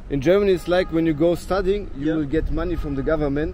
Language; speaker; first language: English; non-native, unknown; German